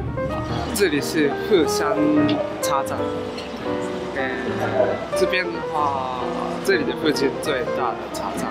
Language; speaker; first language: Chinese; non-native, fluent; Japanese